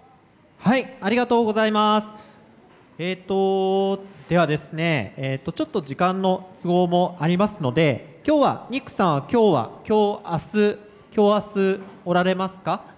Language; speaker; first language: Japanese; native; Japanese